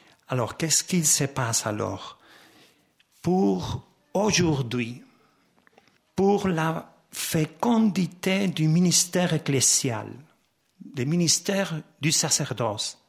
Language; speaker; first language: French; non-native, fluent; Spanish